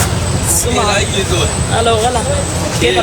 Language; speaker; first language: Arabic; native; Arabic